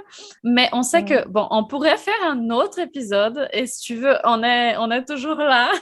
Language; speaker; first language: French; non-native, fluent; Portuguese